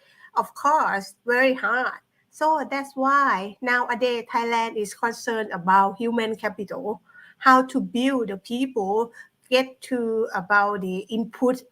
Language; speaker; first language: English; non-native, learner; Thai